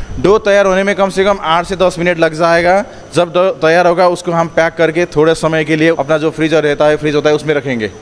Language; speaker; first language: Hindi; non-native, fluent; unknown